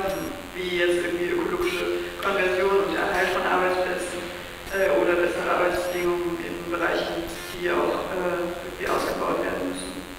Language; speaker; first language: German; native; German